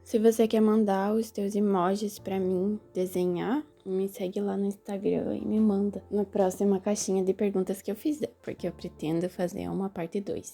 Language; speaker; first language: Portuguese; native; Portuguese